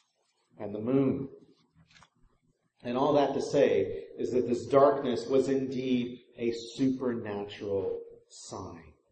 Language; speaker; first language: English; native; English